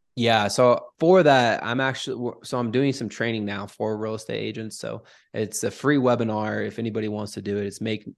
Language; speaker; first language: English; native; English